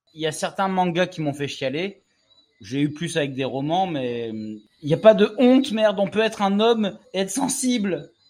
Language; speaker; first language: French; native; French